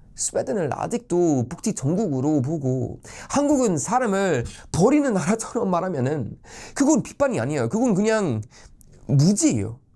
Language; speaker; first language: Korean; non-native, fluent; Swedish